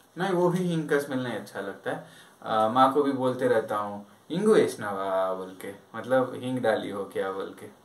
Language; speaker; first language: Hindi; non-native, local second language; Telugu